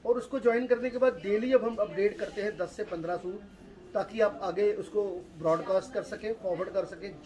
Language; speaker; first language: Hindi; non-native, local second language; Punjabi